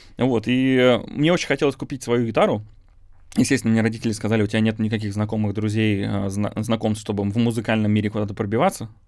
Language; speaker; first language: Russian; native; Russian